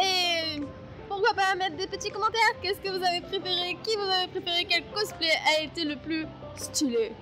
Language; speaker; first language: French; native; French